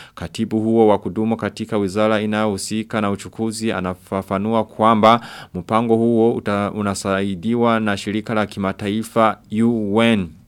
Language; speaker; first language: Swahili; non-native, local second language; Rundi